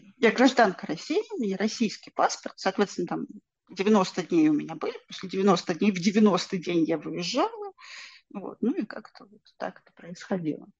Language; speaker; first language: Russian; non-native, local second language; Ukrainian